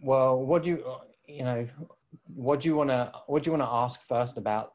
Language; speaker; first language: English; native; English